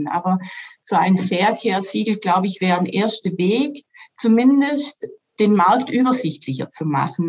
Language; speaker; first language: German; native; German